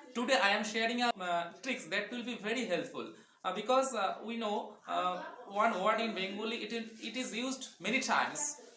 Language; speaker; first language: English; non-native, learner; Bangla